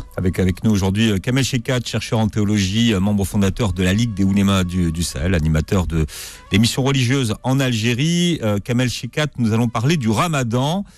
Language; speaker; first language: French; native; French